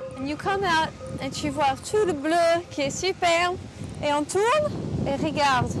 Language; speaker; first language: French; non-native, learner; English